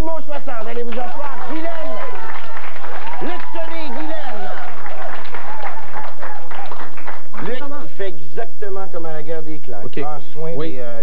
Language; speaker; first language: French; native; French